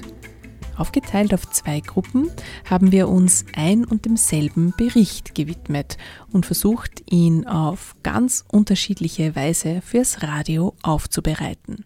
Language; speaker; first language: German; native; German